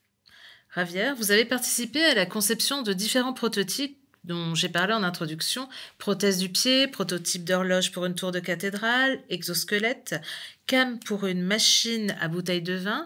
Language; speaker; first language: French; native; French